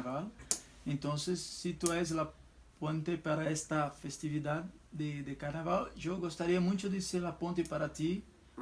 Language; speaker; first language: Spanish; non-native, learner; Portuguese